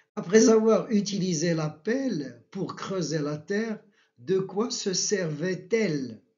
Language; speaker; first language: French; non-native, local second language; Arabic